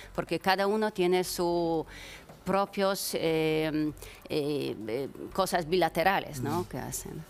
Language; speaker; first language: Spanish; non-native, fluent; Polish